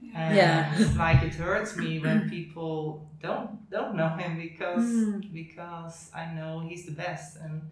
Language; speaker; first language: English; non-native, fluent; Dutch